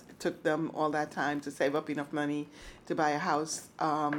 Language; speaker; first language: English; early bilingual, other home language; Spanish